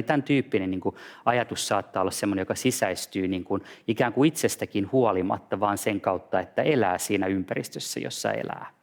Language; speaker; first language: Finnish; non-native, local second language; Swedish